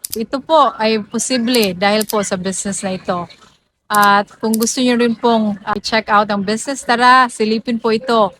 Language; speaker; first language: Filipino; non-native, local second language; Cebuano